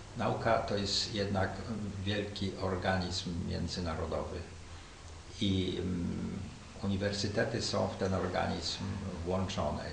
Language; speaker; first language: Polish; native; Polish